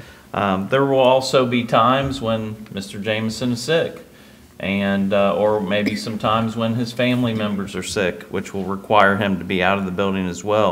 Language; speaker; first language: English; native; English